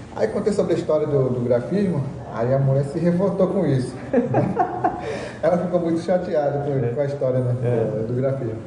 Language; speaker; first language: Portuguese; non-native, local second language; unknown